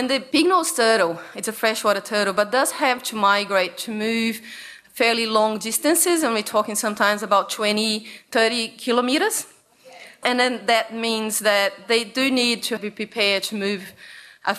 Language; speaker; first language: English; non-native, fluent; Portuguese